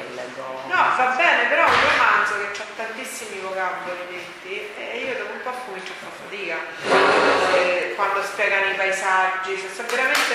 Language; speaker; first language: Italian; native; Italian